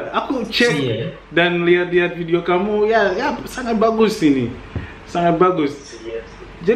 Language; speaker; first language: Indonesian; non-native, fluent; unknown